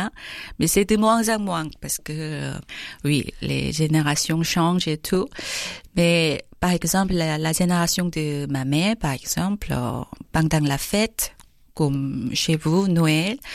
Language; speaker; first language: French; non-native, fluent; Korean